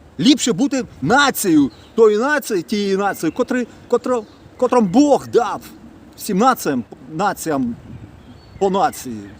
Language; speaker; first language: Ukrainian; non-native, local second language; Russian